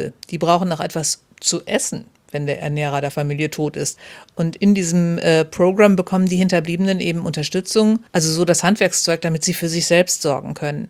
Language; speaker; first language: German; native; German